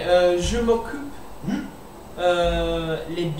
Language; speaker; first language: French; non-native, learner; English